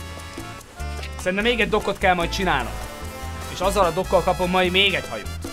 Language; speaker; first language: Hungarian; native; Hungarian